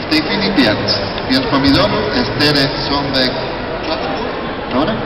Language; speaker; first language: Polish; non-native, learner; Spanish